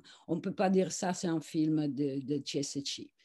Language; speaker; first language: French; non-native, fluent; Italian